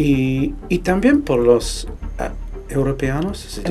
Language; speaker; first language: Spanish; non-native, fluent; English